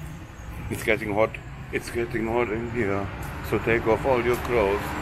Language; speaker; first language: English; non-native, fluent; German